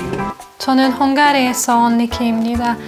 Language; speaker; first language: Korean; non-native, fluent; Hungarian